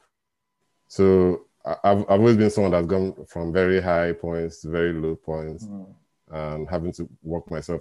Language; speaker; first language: English; non-native, local second language; Igbo